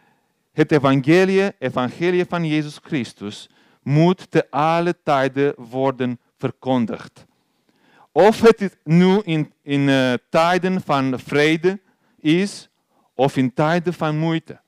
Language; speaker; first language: Dutch; non-native, learner; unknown